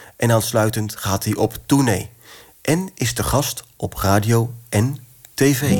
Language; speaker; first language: Dutch; native; Dutch